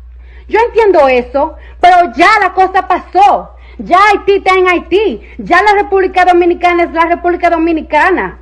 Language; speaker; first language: Spanish; early bilingual, heritage; Spanish